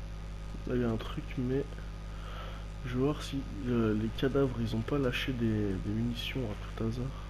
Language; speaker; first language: French; native; French